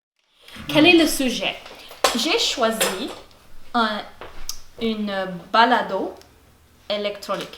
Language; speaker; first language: French; non-native, fluent; English